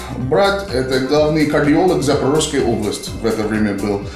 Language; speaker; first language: Ukrainian; non-native, learner; English